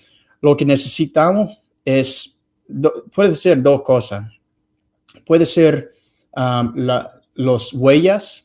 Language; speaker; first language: Spanish; non-native, fluent; English